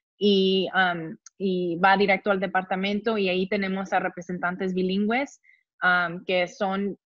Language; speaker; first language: Spanish; early bilingual, heritage; Spanish